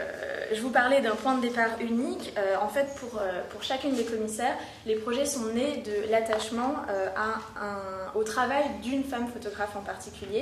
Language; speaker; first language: French; native; French